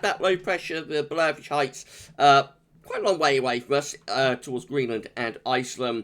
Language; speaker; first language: English; native; English